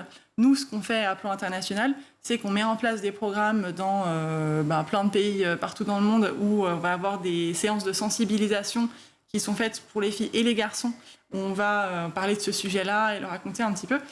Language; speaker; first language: French; native; French